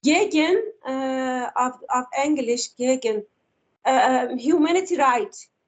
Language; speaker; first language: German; non-native, learner; Persian